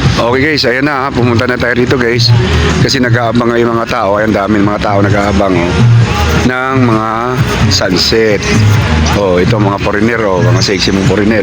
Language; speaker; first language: Filipino; non-native, local second language; Cebuano